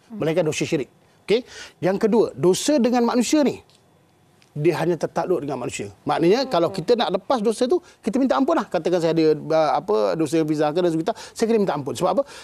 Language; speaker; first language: Malay; native; Malay